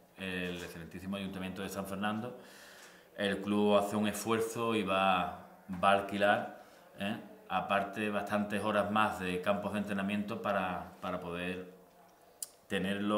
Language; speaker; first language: Spanish; native; Spanish